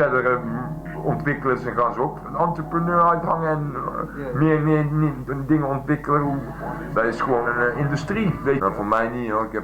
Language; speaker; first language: Dutch; native; Dutch